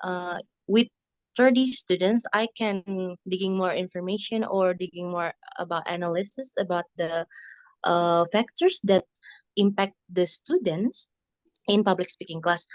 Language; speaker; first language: English; non-native, learner; Indonesian